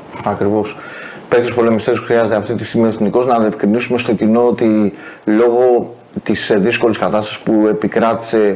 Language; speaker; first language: Greek; native; Greek